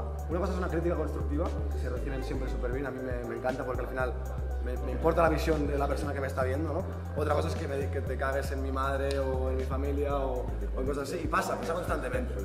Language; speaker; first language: Spanish; native; Spanish